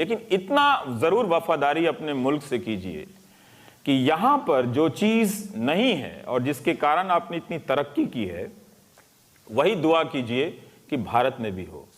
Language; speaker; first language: Hindi; native; Hindi